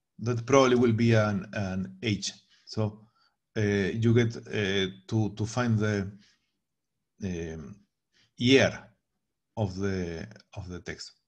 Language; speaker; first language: English; non-native, fluent; Spanish